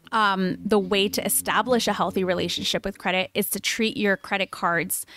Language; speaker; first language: English; early bilingual, other home language; Spanish